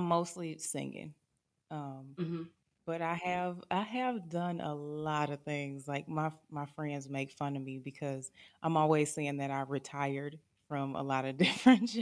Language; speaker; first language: English; native; English